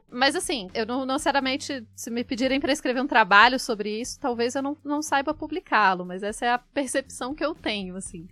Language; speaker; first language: Portuguese; native; Portuguese